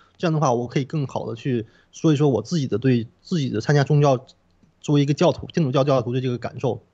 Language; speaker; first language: Chinese; non-native, local second language; Korean